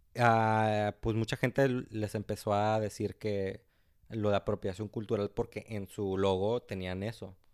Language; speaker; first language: Spanish; early bilingual, heritage; Spanish